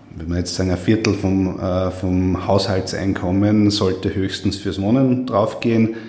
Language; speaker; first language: German; native; German